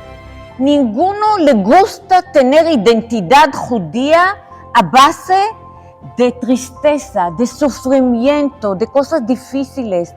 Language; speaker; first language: Spanish; non-native, fluent; Hebrew